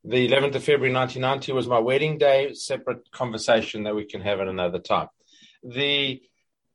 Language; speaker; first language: English; native; English